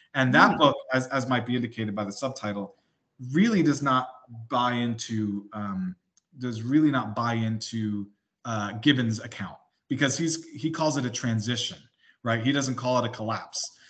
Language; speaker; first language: English; native; English